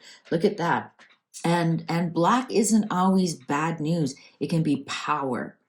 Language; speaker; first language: English; native; English